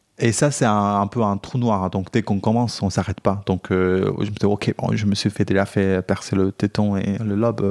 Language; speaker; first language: French; non-native, fluent; Chinese